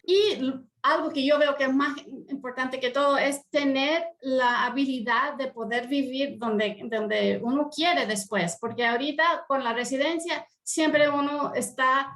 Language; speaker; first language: Spanish; early bilingual, heritage; Spanish